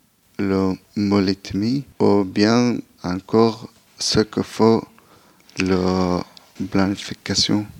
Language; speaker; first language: French; non-native, learner; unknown